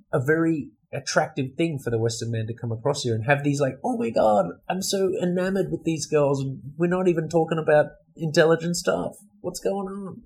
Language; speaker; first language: English; native; English